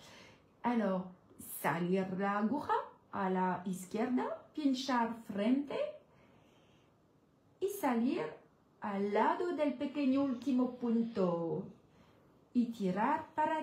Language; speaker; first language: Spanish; non-native, learner; French